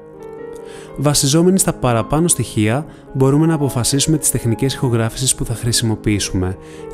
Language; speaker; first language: Greek; native; Greek